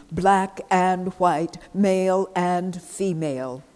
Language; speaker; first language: English; native; English